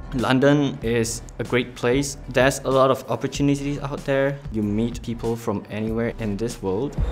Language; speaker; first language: English; non-native, local second language; Chinese